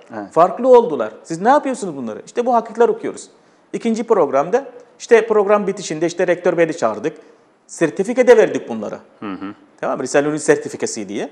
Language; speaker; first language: Turkish; non-native, fluent; Arabic